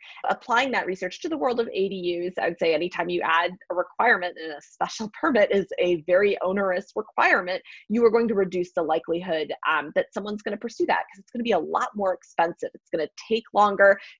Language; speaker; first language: English; native; English